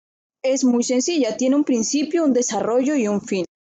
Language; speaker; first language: Spanish; native; Spanish